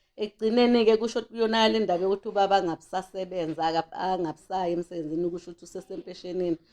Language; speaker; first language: Zulu; native; Zulu